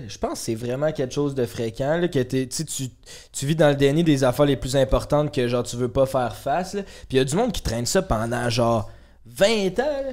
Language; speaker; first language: French; native; French